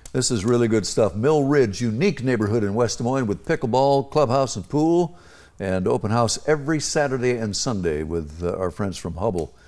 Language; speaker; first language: English; native; English